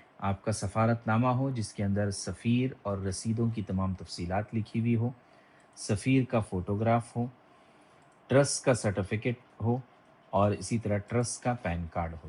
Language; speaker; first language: Urdu; native; Urdu